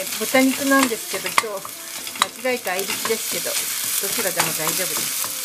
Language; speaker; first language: Japanese; native; Japanese